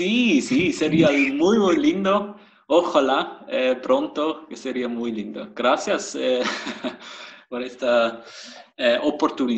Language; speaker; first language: Spanish; non-native, fluent; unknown